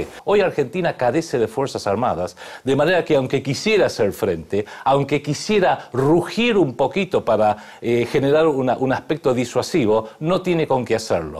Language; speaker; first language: Spanish; native; Spanish